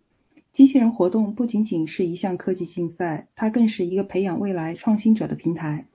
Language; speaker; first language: Chinese; native; Chinese